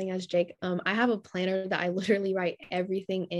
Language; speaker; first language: English; native; English